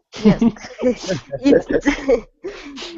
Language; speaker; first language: English; non-native, learner; Russian